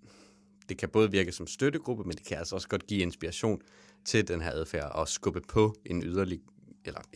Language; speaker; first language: Danish; native; Danish